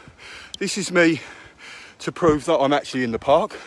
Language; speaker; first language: English; native; English